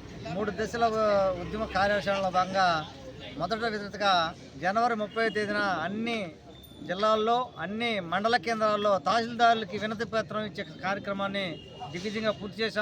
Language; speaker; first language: Telugu; native; Telugu